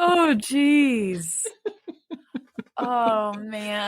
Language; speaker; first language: English; native; English